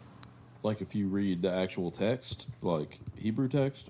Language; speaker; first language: English; native; English